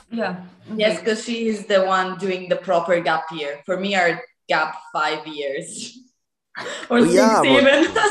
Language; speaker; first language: English; non-native, fluent; Italian